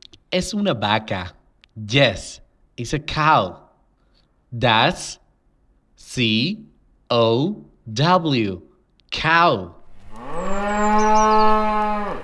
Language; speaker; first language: English; non-native, fluent; Spanish